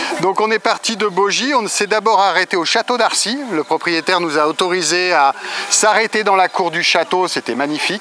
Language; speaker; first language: French; native; French